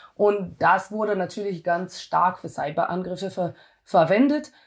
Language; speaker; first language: German; non-native, fluent; Hebrew